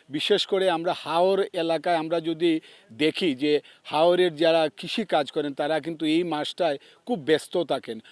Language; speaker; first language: Bangla; native; Bangla